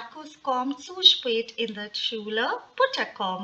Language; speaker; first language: German; non-native, fluent; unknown